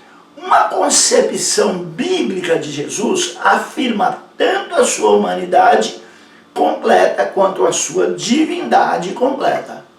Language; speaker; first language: Portuguese; native; Portuguese